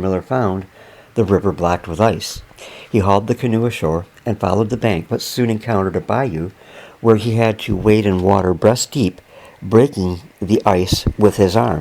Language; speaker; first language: English; native; English